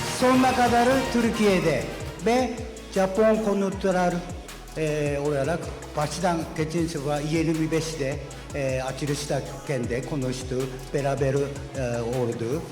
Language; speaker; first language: Turkish; non-native, learner; Japanese